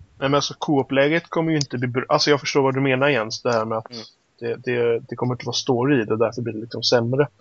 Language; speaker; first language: Swedish; native; Swedish